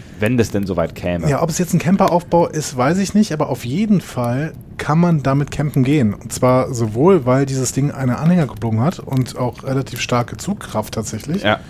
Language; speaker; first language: German; native; German